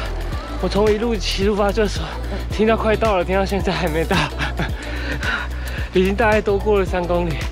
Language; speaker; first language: Chinese; native; Chinese